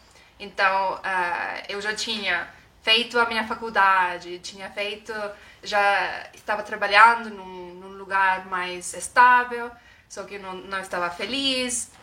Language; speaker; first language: Portuguese; non-native, fluent; Estonian